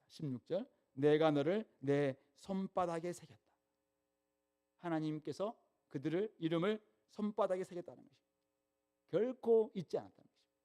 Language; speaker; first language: Korean; native; Korean